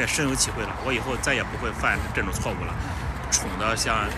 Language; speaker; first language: Chinese; native; Chinese